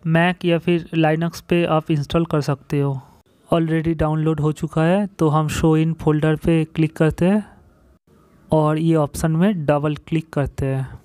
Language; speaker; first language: Hindi; non-native, local second language; Bangla